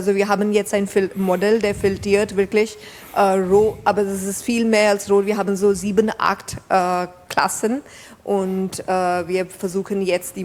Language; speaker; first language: German; non-native, fluent; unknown